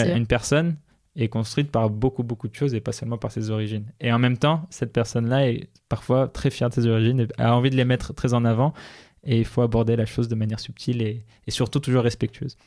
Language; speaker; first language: French; native; French